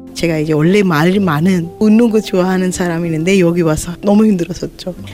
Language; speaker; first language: Korean; non-native, fluent; Sinhala